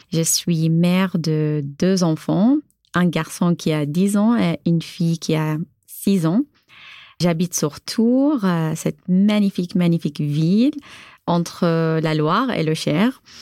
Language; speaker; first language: French; non-native, fluent; Arabic